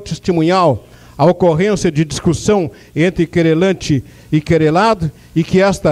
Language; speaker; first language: Portuguese; native; Portuguese